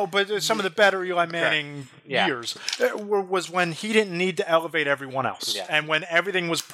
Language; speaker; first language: English; native; English